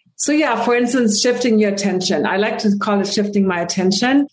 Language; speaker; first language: English; non-native, fluent; German